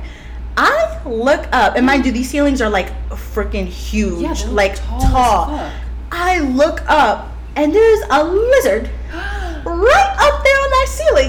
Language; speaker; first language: English; native; English